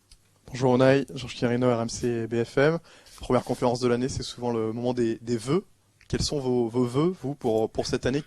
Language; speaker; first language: French; native; French